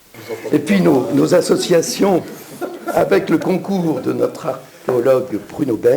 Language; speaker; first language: French; native; French